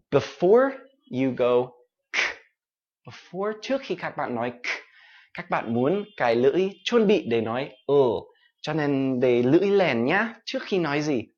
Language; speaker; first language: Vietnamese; non-native, fluent; English